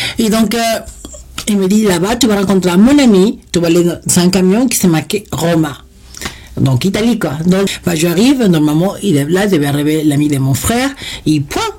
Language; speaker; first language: French; non-native, fluent; Spanish